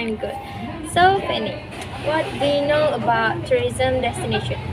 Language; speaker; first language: English; non-native, learner; Indonesian